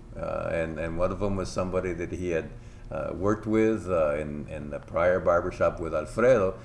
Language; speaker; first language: English; non-native, local second language; Spanish